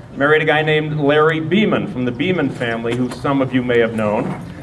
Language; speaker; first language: English; native; English